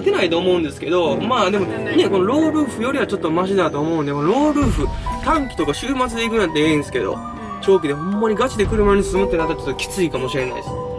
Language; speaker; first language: Japanese; native; Japanese